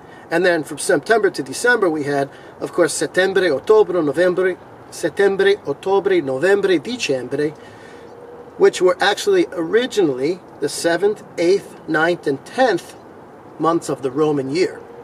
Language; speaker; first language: English; native; English